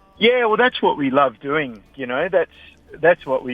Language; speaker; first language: English; native; English